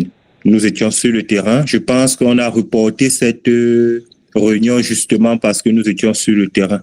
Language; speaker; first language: French; native; French